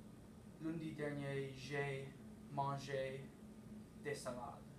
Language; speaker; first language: French; non-native, learner; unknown